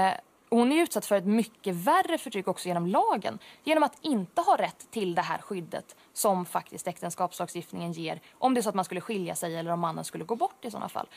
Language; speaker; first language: Swedish; native; Swedish